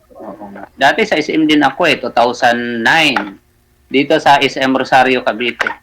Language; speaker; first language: Filipino; non-native, local second language; Hiligaynon